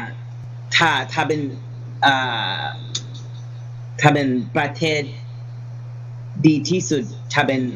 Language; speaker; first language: Thai; non-native, learner; English